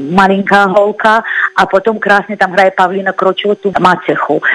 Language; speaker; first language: Czech; non-native, fluent; Russian